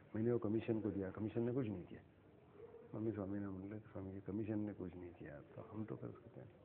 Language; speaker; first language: Hindi; non-native, local second language; Marathi